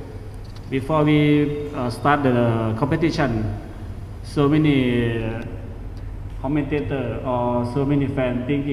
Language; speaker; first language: English; non-native, learner; Thai